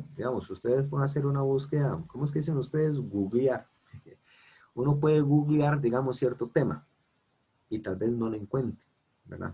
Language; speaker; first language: Spanish; native; Spanish